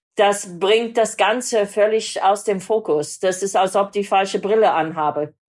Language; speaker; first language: German; non-native, fluent; English